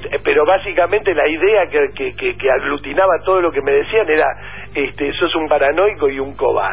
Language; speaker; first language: Spanish; native; Spanish